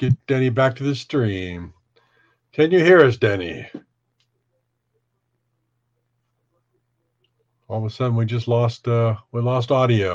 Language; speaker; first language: English; native; English